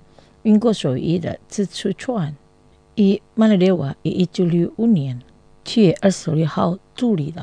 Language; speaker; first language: Chinese; non-native, fluent; Indonesian